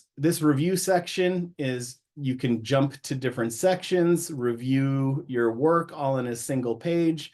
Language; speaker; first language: English; native; English